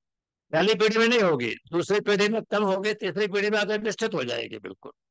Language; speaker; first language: Hindi; native; Hindi